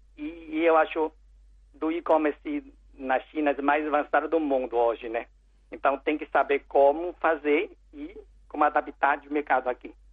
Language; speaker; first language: Portuguese; non-native, learner; Chinese